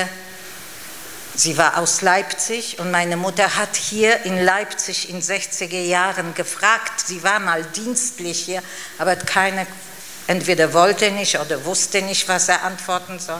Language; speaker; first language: German; non-native, fluent; Polish